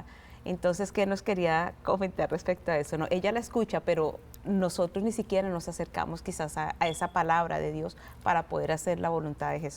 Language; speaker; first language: Spanish; native; Spanish